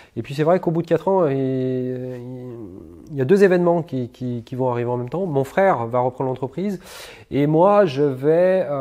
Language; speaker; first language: French; native; French